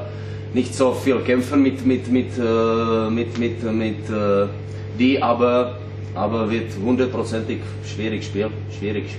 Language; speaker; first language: German; non-native, learner; Czech